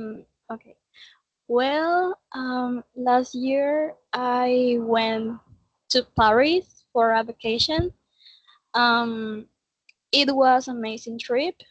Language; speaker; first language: English; non-native, learner; Spanish